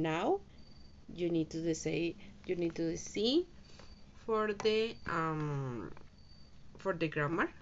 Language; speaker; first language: English; non-native, learner; Spanish